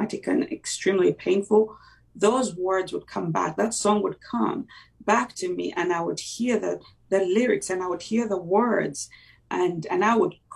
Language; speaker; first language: English; non-native, local second language; Ganda